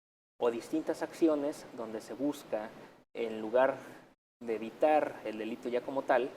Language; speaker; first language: Spanish; native; Spanish